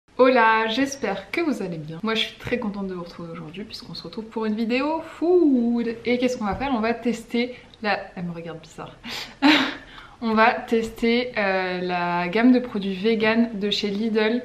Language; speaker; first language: French; native; French